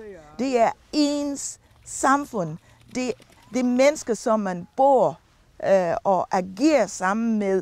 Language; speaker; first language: Danish; non-native, fluent; English